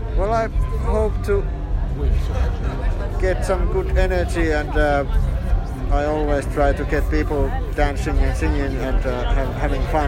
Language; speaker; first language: English; non-native, fluent; Finnish